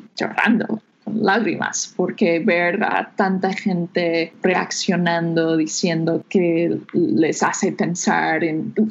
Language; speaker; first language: Spanish; non-native, fluent; English